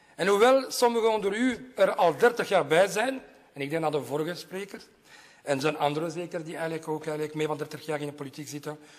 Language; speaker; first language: Dutch; non-native, local second language; French